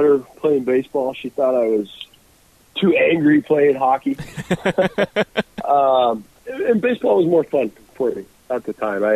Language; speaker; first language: English; native; English